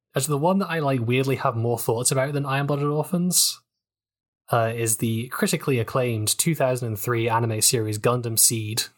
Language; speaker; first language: English; native; English